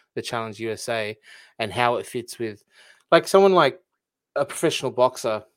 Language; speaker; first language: English; early bilingual, other home language; Filipino